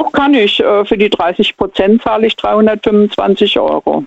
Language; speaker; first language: German; native; German